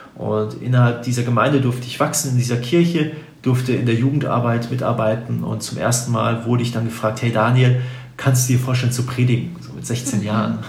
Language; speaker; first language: German; native; German